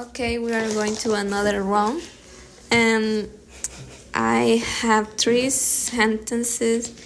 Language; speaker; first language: English; non-native, learner; Spanish